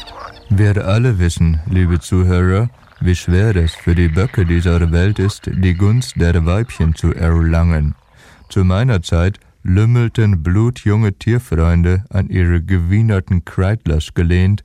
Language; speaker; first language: German; native; German